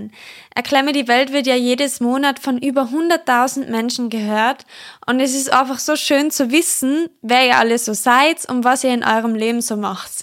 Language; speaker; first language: German; native; German